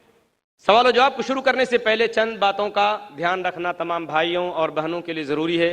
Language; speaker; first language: Hindi; native; Hindi